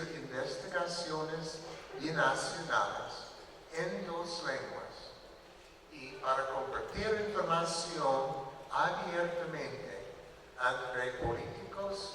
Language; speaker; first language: Spanish; non-native, learner; English